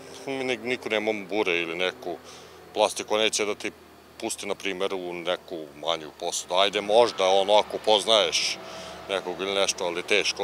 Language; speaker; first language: Serbian; native; Serbian